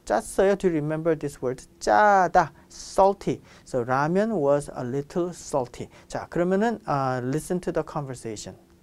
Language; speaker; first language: English; non-native, fluent; Korean